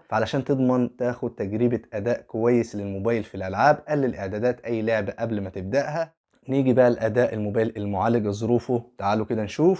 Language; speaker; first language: Arabic; native; Arabic